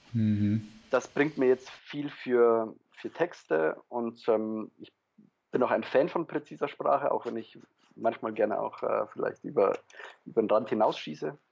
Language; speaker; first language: German; early bilingual, other home language; Polish